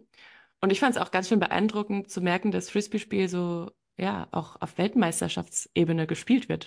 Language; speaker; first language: German; native; German